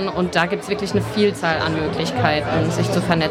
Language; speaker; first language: German; native; German